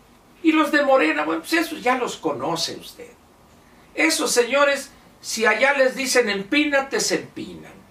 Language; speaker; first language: Spanish; native; Spanish